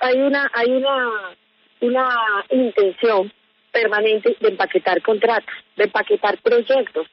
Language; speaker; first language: Spanish; native; Spanish